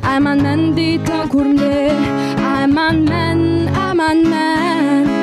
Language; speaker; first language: Albanian; native; Albanian